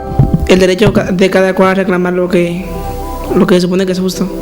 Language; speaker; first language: Spanish; native; Spanish